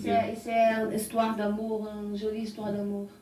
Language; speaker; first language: French; non-native, learner; Portuguese